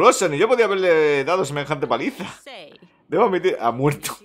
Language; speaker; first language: Spanish; native; Spanish